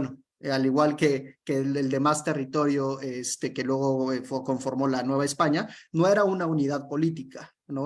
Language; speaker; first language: Spanish; native; Spanish